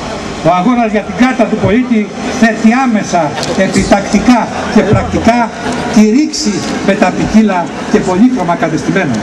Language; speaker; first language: Greek; native; Greek